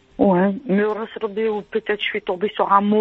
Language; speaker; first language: French; native; French